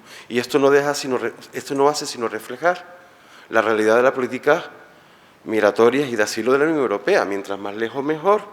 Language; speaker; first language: Spanish; native; Spanish